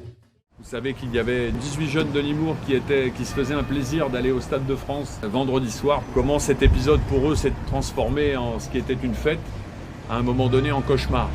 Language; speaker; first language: French; native; French